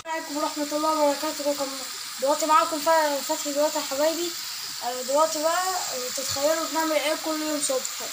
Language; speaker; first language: Arabic; native; Arabic